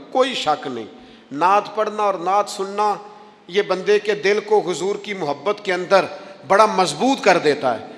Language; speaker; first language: Urdu; non-native, local second language; Punjabi